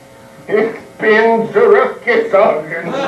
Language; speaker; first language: German; non-native, learner; English